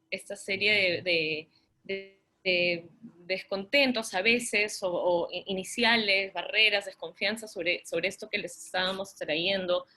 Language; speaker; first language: Spanish; native; Spanish